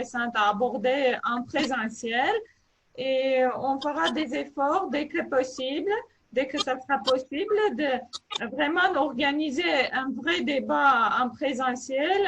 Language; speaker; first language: French; non-native, fluent; Armenian